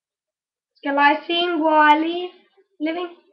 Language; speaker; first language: English; non-native, learner; Danish